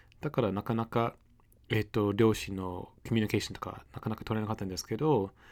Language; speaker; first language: Japanese; non-native, fluent; English